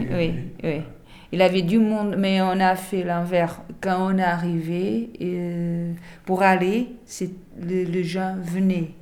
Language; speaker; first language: French; non-native, learner; Portuguese